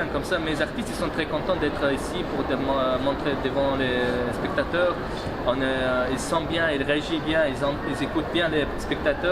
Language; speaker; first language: French; non-native, fluent; Mongolian